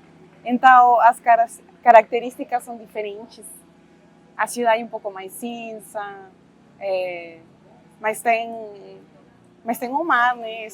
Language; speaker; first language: Portuguese; non-native, fluent; Spanish